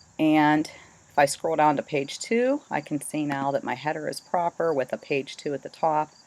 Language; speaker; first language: English; native; English